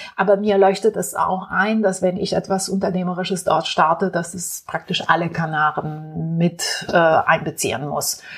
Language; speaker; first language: German; non-native, fluent; Romanian